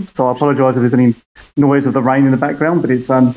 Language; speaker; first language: English; native; English